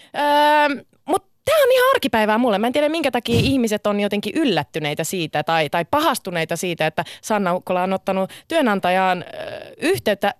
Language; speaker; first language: Finnish; early bilingual, other home language; Sinhala